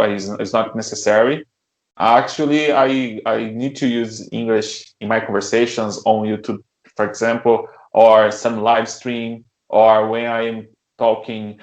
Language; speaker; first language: English; non-native, learner; Portuguese